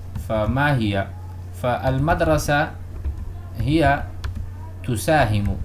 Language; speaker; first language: Arabic; non-native, fluent; Urdu